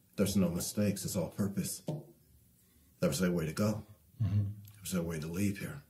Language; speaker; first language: English; native; English